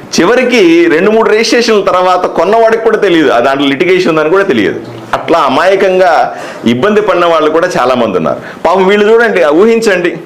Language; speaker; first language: Telugu; native; Telugu